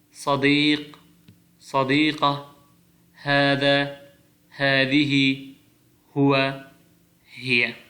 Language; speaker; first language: Arabic; non-native, fluent; Pashto